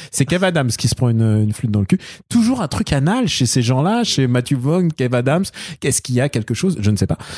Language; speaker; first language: French; early bilingual, other home language; Russian